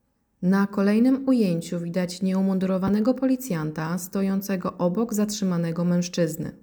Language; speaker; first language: Polish; native; Polish